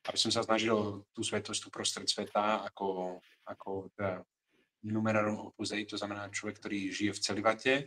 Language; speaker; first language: Slovak; non-native, fluent; Catalan